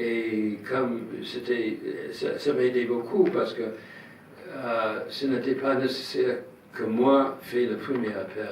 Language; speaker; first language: French; non-native, fluent; English